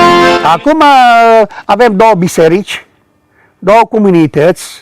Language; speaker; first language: Romanian; non-native, local second language; Ukrainian